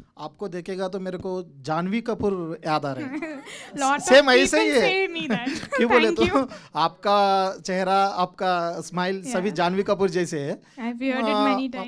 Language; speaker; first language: Hindi; non-native, local second language; Telugu